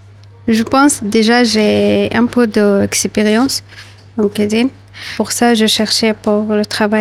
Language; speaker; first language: French; non-native, learner; Arabic